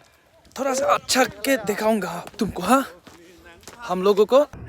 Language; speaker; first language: Hindi; non-native, local second language; Karbi